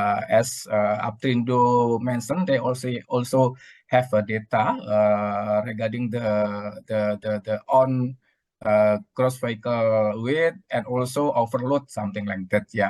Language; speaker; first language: English; non-native, learner; Indonesian